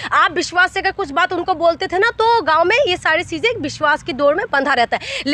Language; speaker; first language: Hindi; non-native, local second language; Assamese